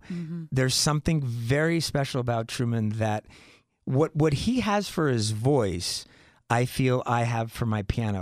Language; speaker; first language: English; native; English